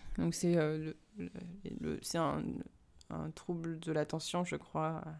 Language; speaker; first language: French; native; French